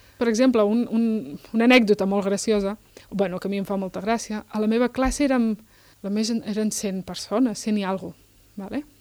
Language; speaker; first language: Catalan; early bilingual, other home language; Berber languages